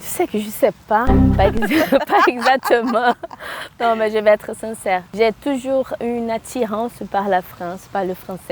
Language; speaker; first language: French; non-native, fluent; Portuguese